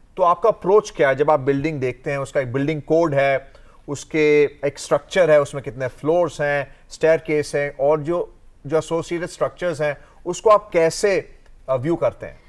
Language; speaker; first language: Hindi; native; Hindi